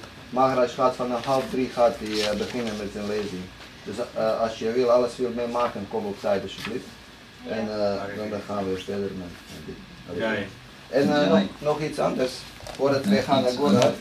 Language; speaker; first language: Dutch; non-native, fluent; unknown